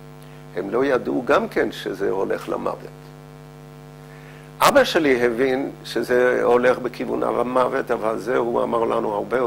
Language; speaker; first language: Hebrew; non-native, fluent; Dutch